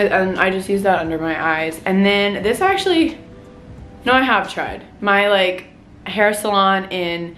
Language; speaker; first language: English; native; English